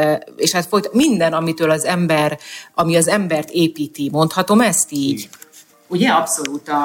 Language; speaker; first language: Hungarian; native; Hungarian